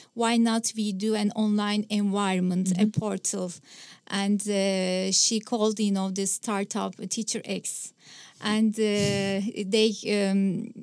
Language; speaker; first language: English; non-native, fluent; Turkish